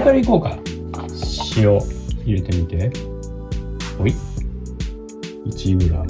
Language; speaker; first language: Japanese; native; Japanese